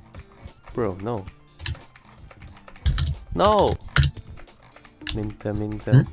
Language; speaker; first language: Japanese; non-native, learner; Chinese